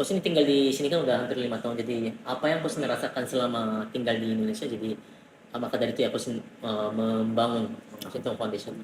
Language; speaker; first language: Indonesian; non-native, fluent; Korean